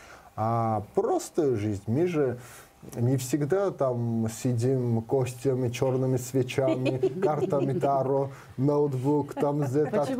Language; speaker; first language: Russian; non-native, learner; Georgian